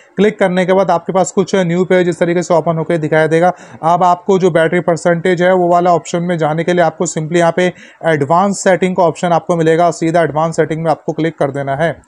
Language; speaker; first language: Hindi; native; Hindi